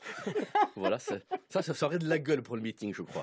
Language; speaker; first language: French; native; French